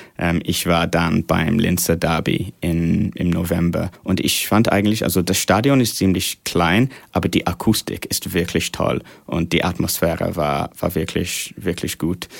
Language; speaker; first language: German; non-native, fluent; English